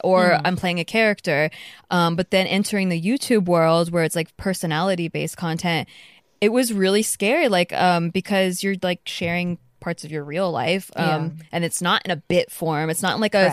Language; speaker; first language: English; native; English